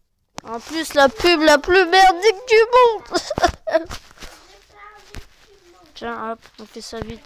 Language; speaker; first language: French; native; French